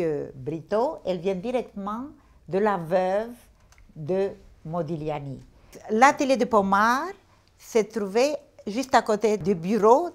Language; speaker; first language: French; non-native, fluent; Portuguese